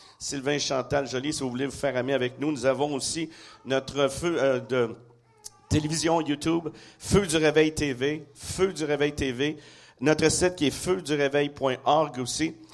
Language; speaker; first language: French; native; French